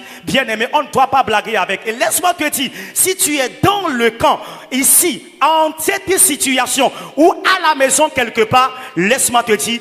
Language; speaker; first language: French; non-native, local second language; Ewe